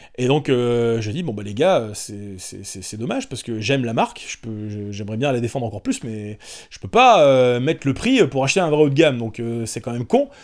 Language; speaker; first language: French; native; French